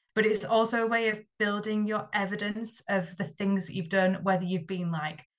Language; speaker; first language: English; native; English